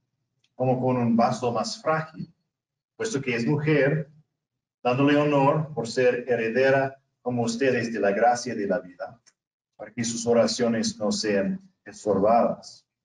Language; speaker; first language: Spanish; non-native, fluent; English